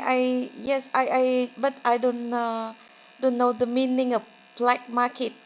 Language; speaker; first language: English; non-native, learner; Vietnamese